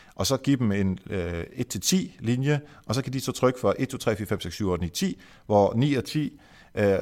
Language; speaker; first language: Danish; native; Danish